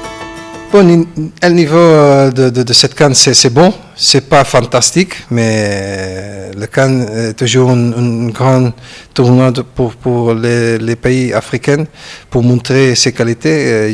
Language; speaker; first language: French; non-native, learner; Dutch